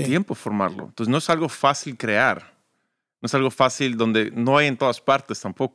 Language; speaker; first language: Spanish; early bilingual, other home language; English